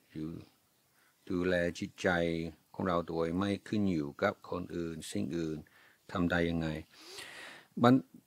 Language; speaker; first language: Thai; non-native, fluent; English